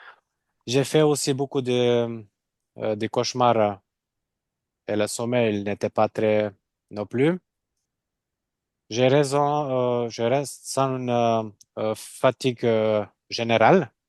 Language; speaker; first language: French; non-native, learner; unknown